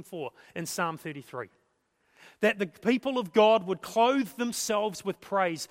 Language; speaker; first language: English; native; English